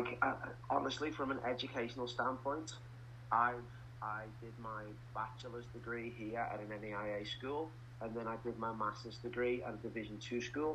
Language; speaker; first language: English; native; English